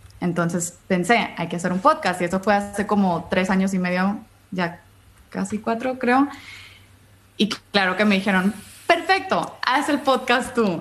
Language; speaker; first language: Spanish; native; Spanish